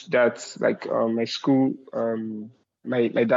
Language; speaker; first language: English; non-native, local second language; Yoruba